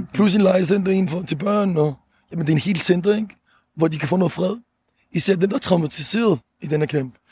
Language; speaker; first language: Danish; early bilingual, other home language; Arabic